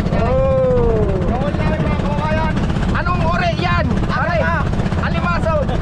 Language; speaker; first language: Filipino; native; Filipino